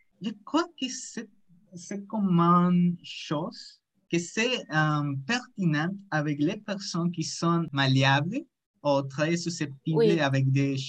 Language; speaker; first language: French; non-native, learner; Spanish